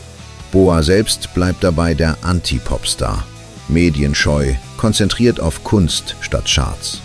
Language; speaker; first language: German; native; German